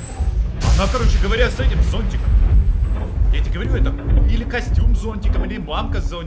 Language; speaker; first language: Russian; native; Russian